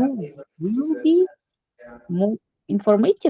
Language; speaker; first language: English; non-native, learner; Russian